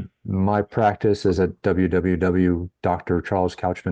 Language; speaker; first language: English; native; English